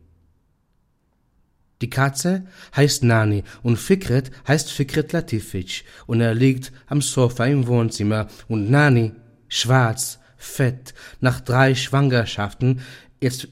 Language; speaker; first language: German; non-native, fluent; Hebrew